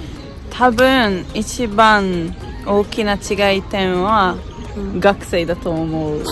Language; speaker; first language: Japanese; non-native, learner; Hungarian